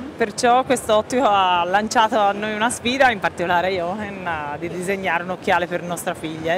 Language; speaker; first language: Italian; native; Italian